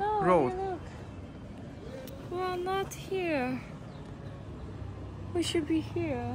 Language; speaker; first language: English; non-native, learner; Chinese